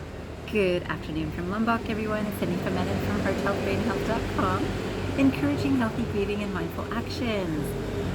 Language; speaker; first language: English; native; English